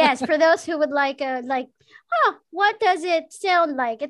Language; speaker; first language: English; non-native, local second language; Filipino